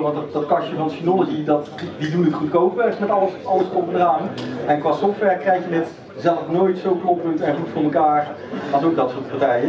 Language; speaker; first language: Dutch; native; Dutch